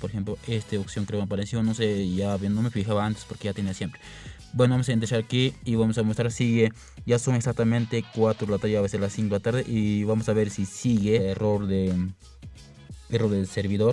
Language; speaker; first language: Spanish; non-native, local second language; Quechua